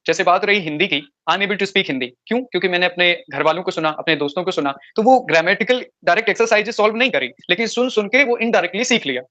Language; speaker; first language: Hindi; native; Hindi